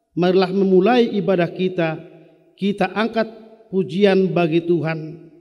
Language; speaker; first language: Indonesian; non-native, local second language; Batak Toba